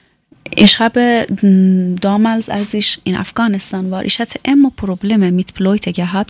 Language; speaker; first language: German; non-native, learner; Persian